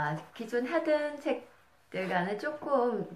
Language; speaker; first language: Korean; native; Korean